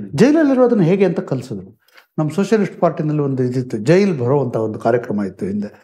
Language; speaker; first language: Kannada; native; Kannada